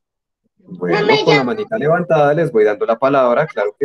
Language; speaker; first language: Spanish; native; Spanish